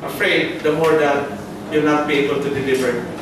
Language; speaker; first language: English; non-native, local second language; Filipino